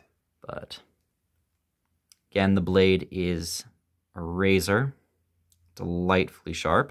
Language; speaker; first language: English; native; English